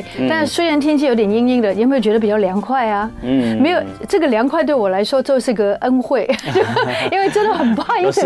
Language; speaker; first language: Chinese; native; Chinese